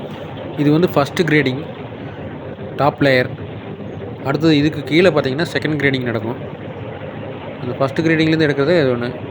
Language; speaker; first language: Tamil; native; Tamil